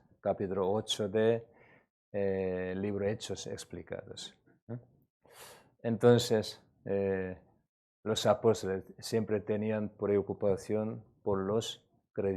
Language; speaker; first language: Spanish; non-native, learner; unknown